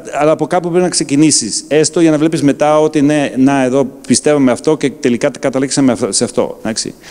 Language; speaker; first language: Greek; non-native, fluent; German